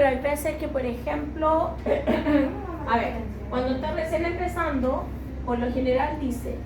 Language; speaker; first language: Spanish; native; Spanish